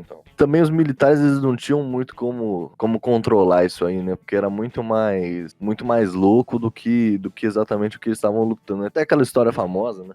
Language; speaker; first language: Portuguese; native; Portuguese